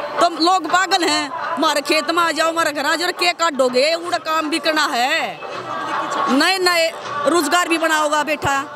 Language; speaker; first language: Hindi; native; Hindi